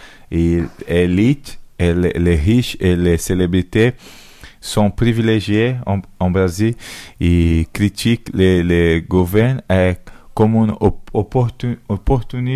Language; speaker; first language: French; non-native, learner; Portuguese